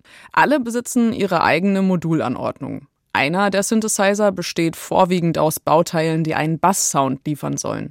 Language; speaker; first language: German; native; German